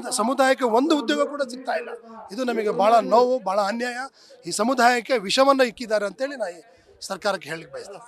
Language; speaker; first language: Kannada; non-native, local second language; Lambadi